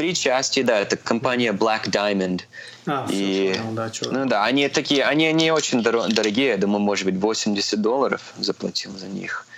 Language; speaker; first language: Russian; early bilingual, heritage; Russian